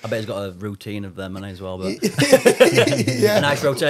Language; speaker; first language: English; native; English